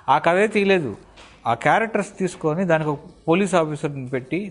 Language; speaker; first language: Telugu; native; Telugu